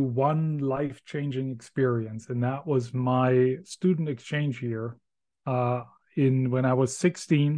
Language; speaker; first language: English; non-native, fluent; German